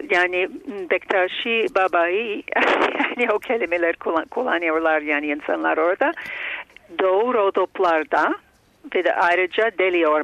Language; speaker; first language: Turkish; non-native, fluent; Bulgarian